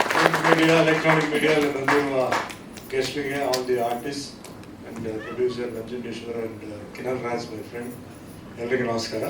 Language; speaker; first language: Kannada; non-native, fluent; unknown